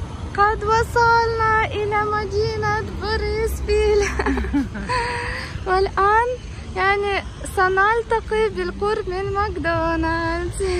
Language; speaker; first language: Arabic; non-native, fluent; Ukrainian